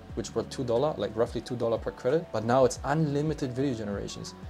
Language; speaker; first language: English; non-native, fluent; German